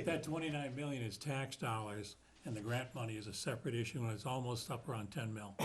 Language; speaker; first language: English; native; English